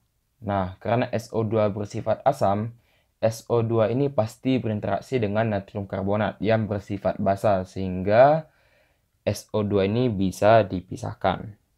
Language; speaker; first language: Indonesian; native; Indonesian